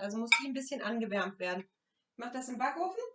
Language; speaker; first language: German; non-native, fluent; French